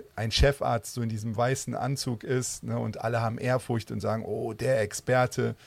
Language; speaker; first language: German; native; German